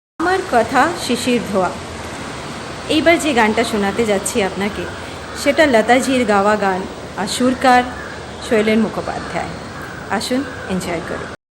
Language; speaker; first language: Bangla; early bilingual, heritage; Bangla